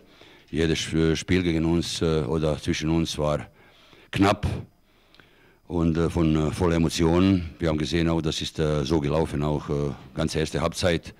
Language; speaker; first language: German; non-native, fluent; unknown